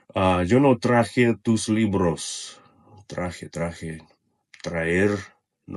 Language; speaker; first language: Spanish; non-native, learner; Russian